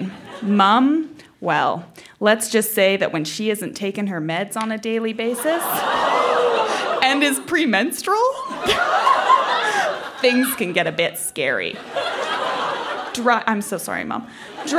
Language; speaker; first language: English; native; English